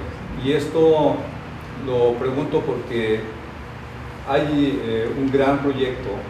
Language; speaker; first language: Spanish; native; Spanish